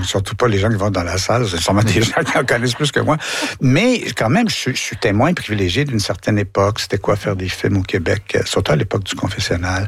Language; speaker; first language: French; native; French